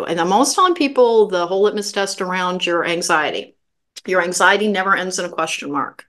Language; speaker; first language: English; native; English